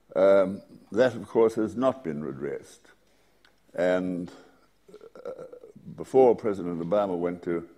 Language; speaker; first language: English; native; English